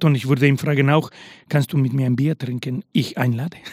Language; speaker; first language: German; non-native, learner; Spanish